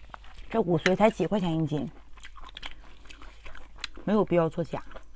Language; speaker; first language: Chinese; native; Chinese